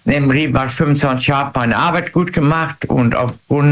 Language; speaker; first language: German; native; German